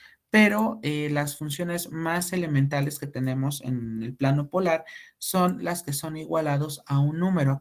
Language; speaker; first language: Spanish; native; Spanish